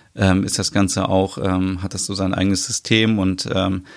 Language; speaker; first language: German; native; German